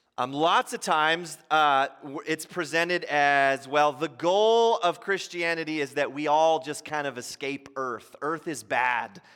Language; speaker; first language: English; native; English